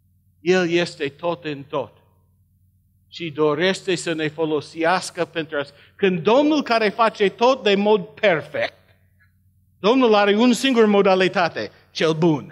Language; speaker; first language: Romanian; non-native, learner; English